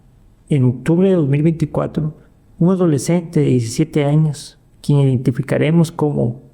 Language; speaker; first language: Spanish; native; Spanish